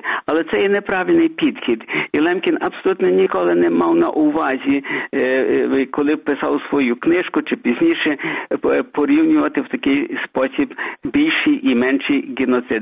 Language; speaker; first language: Ukrainian; early bilingual, heritage; Ukrainian